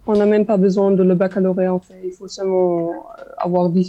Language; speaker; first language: French; non-native, fluent; German